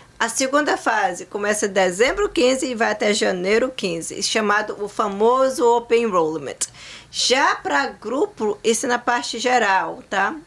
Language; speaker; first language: Portuguese; native; Portuguese